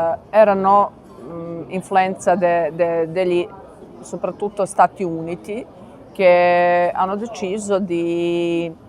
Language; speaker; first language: Italian; non-native, learner; Serbian